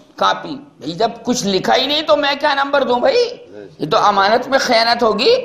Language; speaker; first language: Urdu; native; Urdu